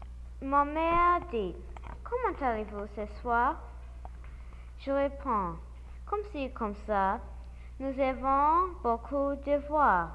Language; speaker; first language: French; non-native, learner; English